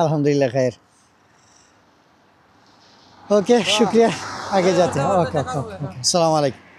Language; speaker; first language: Hindi; non-native, learner; Bangla